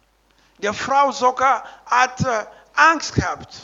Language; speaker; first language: German; non-native, learner; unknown